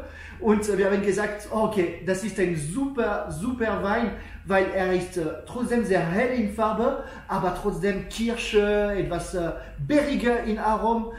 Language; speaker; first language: German; non-native, learner; French